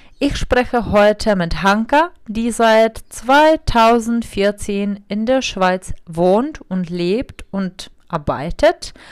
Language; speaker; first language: German; non-native, fluent; Czech